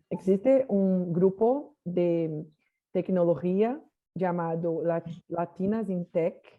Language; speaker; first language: Spanish; non-native, learner; Portuguese